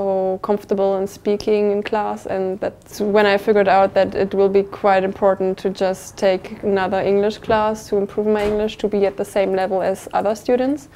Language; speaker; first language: English; non-native, fluent; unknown